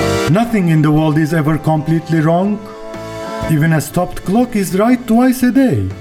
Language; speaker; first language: English; non-native, fluent; Turkish